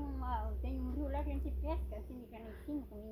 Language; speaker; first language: Portuguese; native; Portuguese